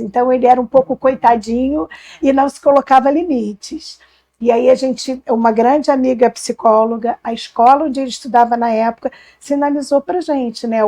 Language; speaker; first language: Portuguese; native; Portuguese